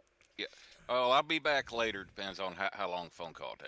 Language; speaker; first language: English; native; English